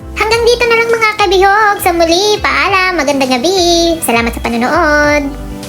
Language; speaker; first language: Filipino; non-native, local second language; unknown